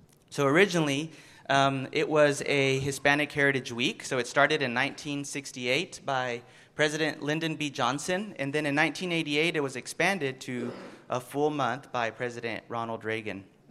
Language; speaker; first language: English; early bilingual, other home language; Spanish